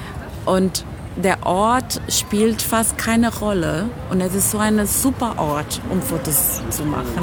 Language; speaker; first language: German; non-native, fluent; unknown